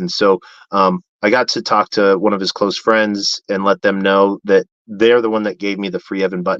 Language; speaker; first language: English; native; English